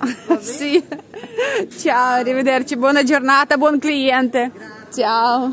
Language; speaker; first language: Italian; non-native, learner; Russian